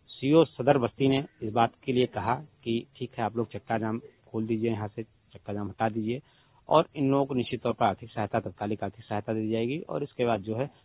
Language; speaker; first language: Hindi; native; Hindi